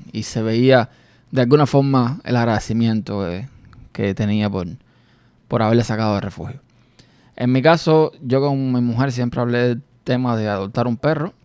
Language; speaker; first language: Spanish; native; Spanish